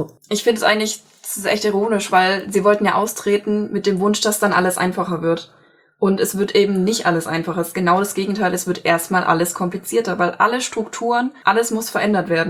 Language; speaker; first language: German; native; German